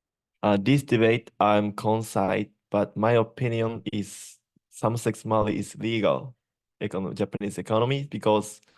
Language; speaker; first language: English; non-native, learner; Japanese